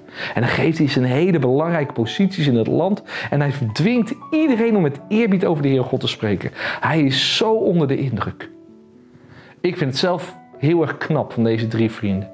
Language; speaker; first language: Dutch; native; Dutch